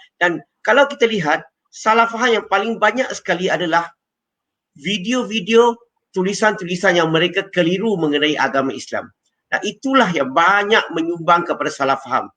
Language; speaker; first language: Malay; non-native, local second language; Chinese